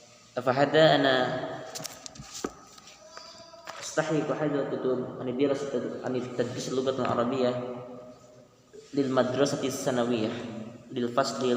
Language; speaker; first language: Arabic; non-native, learner; Indonesian